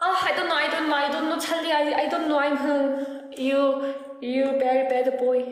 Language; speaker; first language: English; non-native, learner; Korean